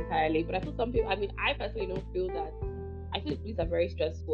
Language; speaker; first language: English; native; English